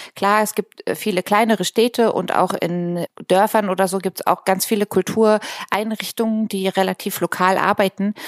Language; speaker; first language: German; native; German